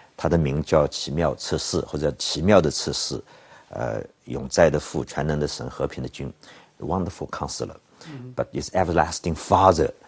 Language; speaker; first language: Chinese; native; Chinese